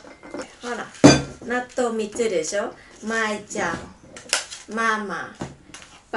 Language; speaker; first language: Japanese; non-native, learner; Vietnamese